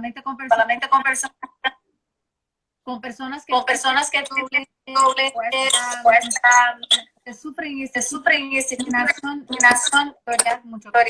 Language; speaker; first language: Spanish; non-native, learner; Portuguese